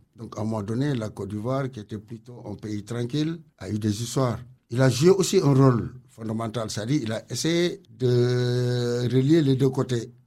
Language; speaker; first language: French; non-native, local second language; Wolof